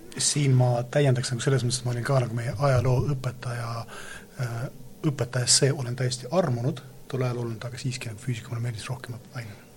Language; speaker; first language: Estonian; non-native, local second language; Russian